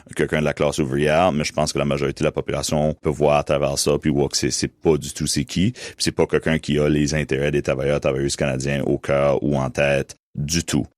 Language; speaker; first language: French; native; French